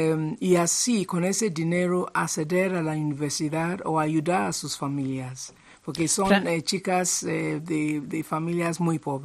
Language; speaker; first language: Spanish; non-native, fluent; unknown